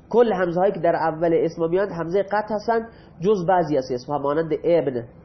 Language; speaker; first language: Persian; non-native, local second language; Baluchi